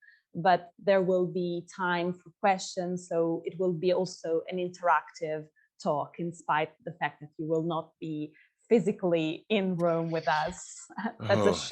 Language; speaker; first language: English; non-native, fluent; Italian